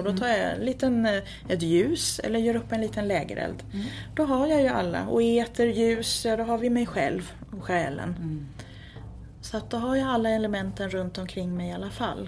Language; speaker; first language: Swedish; native; Swedish